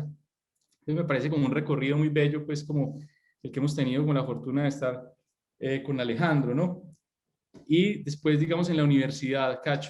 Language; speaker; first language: Spanish; native; Spanish